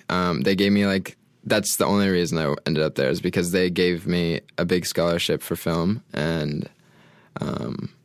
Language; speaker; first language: English; native; English